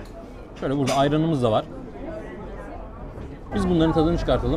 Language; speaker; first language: Turkish; native; Turkish